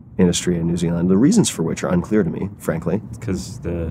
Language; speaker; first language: English; native; English